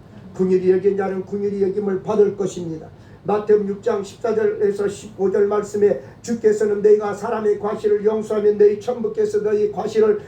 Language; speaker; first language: Korean; native; Korean